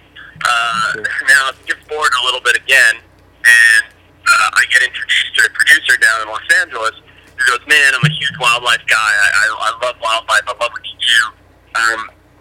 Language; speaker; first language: English; native; English